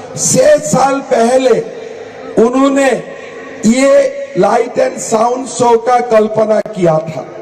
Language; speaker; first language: Hindi; non-native, local second language; Assamese